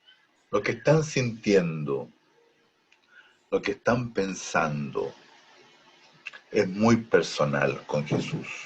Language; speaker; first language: Spanish; native; Spanish